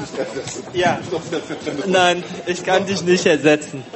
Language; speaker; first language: German; non-native, fluent; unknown